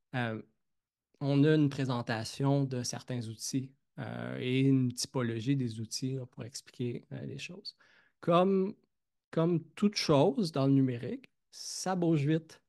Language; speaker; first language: French; native; French